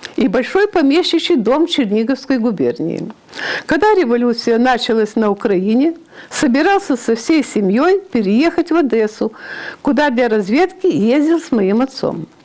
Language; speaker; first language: Russian; non-native, local second language; Ukrainian